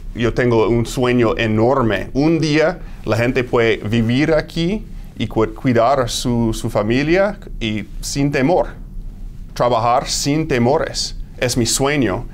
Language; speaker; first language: Spanish; non-native, fluent; English